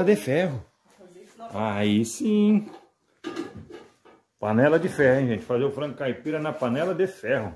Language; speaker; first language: Portuguese; native; Portuguese